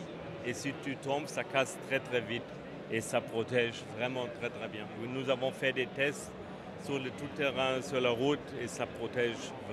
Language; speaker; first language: French; non-native, fluent; German